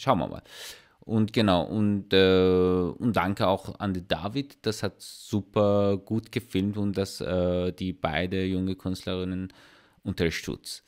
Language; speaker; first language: German; non-native, learner; Persian